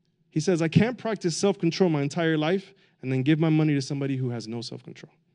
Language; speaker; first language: English; early bilingual, other home language; Spanish